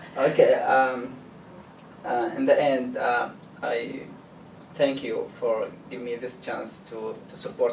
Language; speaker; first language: English; non-native, learner; Arabic